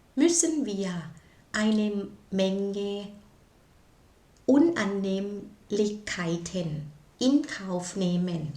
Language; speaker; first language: German; non-native, learner; Thai